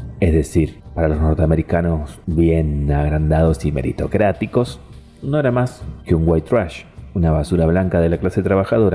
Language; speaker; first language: Spanish; native; Spanish